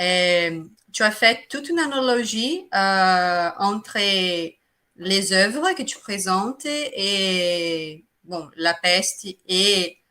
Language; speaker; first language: French; non-native, fluent; Portuguese